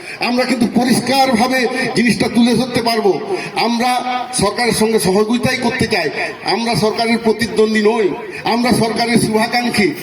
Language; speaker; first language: Bangla; non-native, local second language; Santali